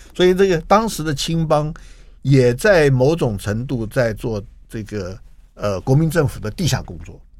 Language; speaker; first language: Chinese; native; Chinese